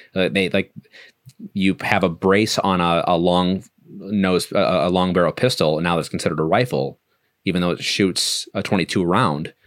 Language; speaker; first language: English; native; English